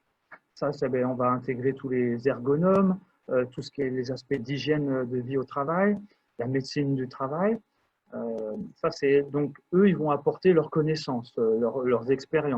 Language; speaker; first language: French; native; French